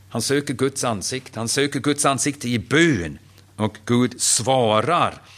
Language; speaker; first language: Swedish; non-native, fluent; German